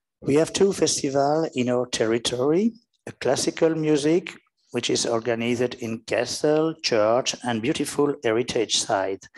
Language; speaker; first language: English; non-native, learner; French